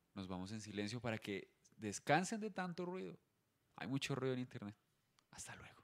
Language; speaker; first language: Spanish; native; Spanish